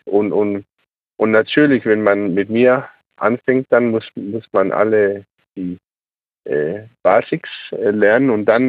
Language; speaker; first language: German; non-native, learner; Danish